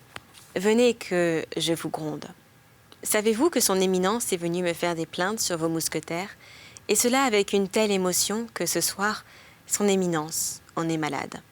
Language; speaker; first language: French; native; French